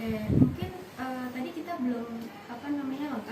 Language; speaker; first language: Indonesian; native; Indonesian